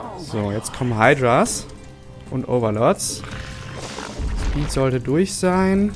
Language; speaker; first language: German; native; German